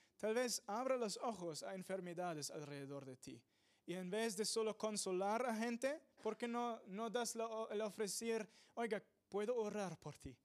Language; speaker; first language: Spanish; non-native, fluent; English